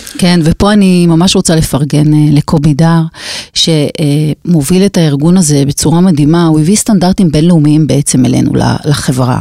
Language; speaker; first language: Hebrew; native; Hebrew